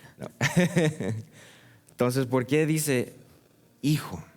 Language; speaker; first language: Spanish; early bilingual, heritage; Spanish